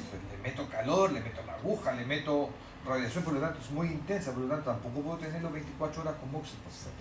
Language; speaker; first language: Spanish; native; Spanish